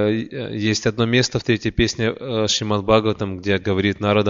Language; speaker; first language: Russian; native; Russian